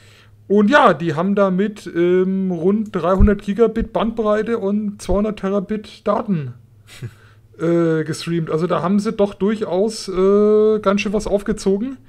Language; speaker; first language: German; native; German